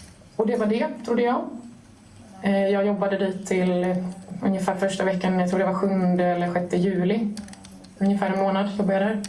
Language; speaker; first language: Swedish; native; Swedish